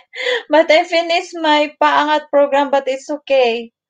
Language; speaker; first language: English; non-native, learner; Filipino